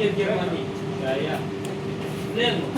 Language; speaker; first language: Hebrew; non-native, learner; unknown